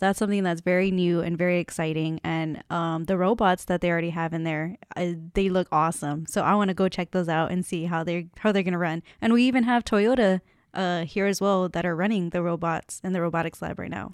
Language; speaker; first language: English; early bilingual, other home language; Spanish